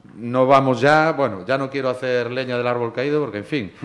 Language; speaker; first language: Spanish; native; Spanish